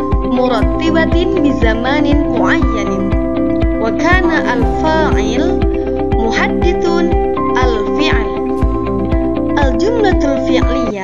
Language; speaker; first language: Arabic; non-native, learner; Indonesian